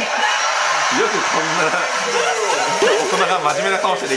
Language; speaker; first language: Japanese; native; Japanese